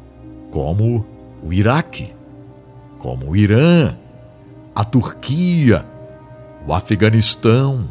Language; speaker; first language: Portuguese; native; Portuguese